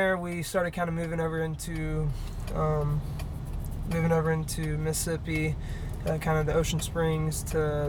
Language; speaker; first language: English; native; English